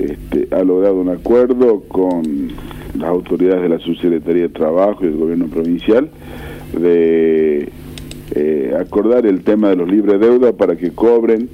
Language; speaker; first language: Spanish; native; Spanish